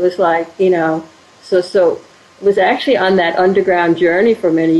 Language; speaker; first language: English; native; English